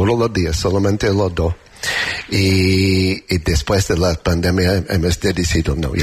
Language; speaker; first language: Spanish; non-native, learner; English